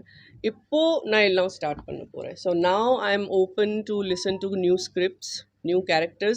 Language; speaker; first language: Tamil; non-native, fluent; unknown